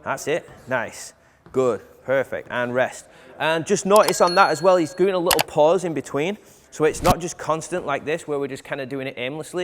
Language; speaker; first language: English; native; English